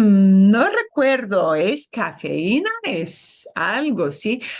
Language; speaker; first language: Spanish; non-native, fluent; English